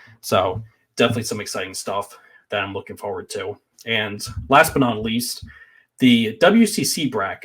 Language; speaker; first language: English; native; English